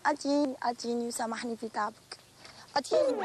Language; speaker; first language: Arabic; native; Arabic